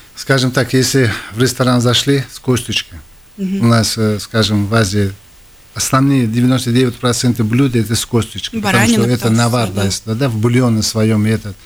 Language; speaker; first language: Russian; non-native, local second language; Uzbek